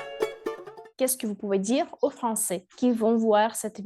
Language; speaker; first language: French; non-native, fluent; Russian